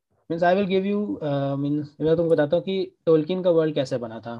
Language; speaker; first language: Hindi; native; Hindi